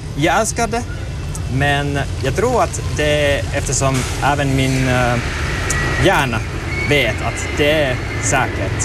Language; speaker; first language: Swedish; non-native, learner; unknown